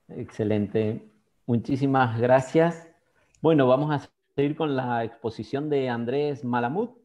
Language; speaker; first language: Spanish; native; Spanish